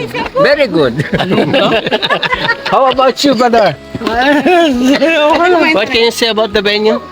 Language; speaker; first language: English; non-native, local second language; Filipino